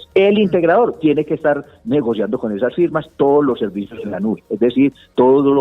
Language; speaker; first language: Spanish; native; Spanish